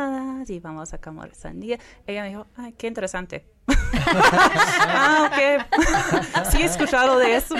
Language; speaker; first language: Spanish; non-native, fluent; English